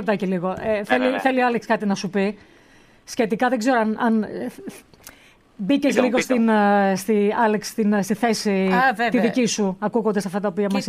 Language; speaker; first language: Greek; native; Greek